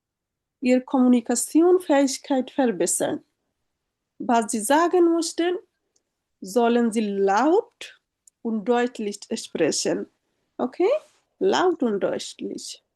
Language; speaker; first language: German; non-native, fluent; Bangla